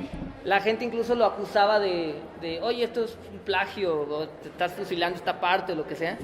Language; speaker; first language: Spanish; native; Spanish